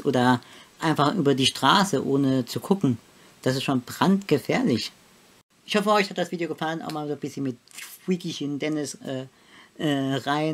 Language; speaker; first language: German; native; German